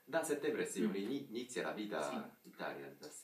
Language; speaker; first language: Italian; non-native, learner; Japanese